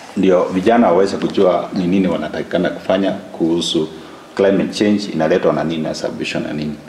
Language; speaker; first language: Swahili; non-native, local second language; Gusii